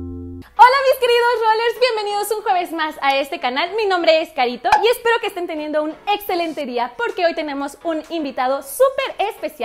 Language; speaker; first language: Spanish; native; Spanish